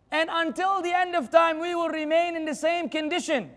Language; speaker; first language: English; non-native, fluent; Arabic